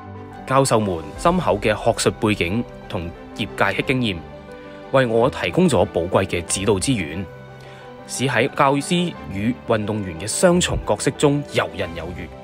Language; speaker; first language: Cantonese; native; Cantonese